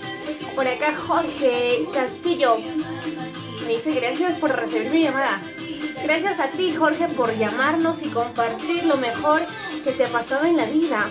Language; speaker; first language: Spanish; native; Spanish